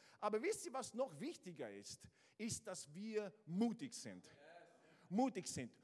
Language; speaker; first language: German; non-native, fluent; Italian